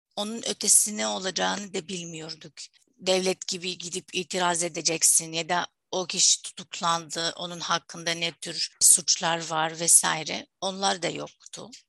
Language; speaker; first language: Turkish; non-native, fluent; Arabic